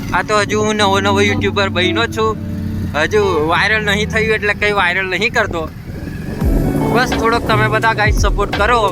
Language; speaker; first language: Gujarati; non-native, local second language; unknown